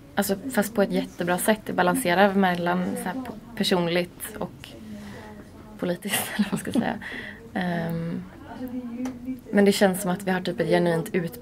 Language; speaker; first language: Swedish; native; Swedish